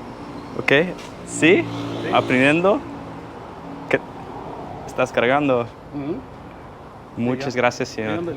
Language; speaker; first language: Spanish; non-native, learner; English